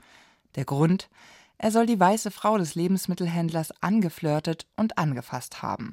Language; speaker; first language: German; native; German